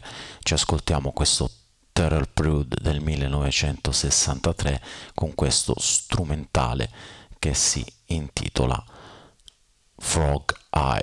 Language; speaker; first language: Italian; native; Italian